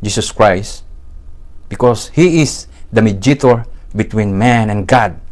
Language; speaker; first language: English; non-native, local second language; Filipino